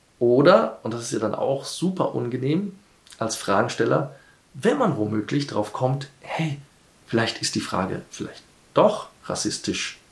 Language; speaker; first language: German; early bilingual, heritage; German